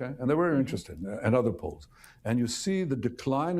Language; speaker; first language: English; non-native, fluent; Hebrew